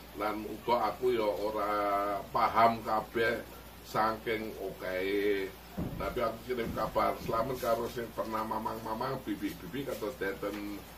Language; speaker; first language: Javanese; native; Javanese